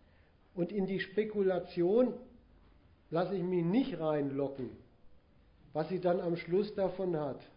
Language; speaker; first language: German; native; German